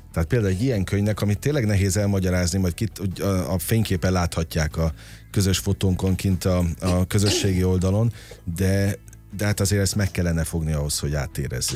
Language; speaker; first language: Hungarian; native; Hungarian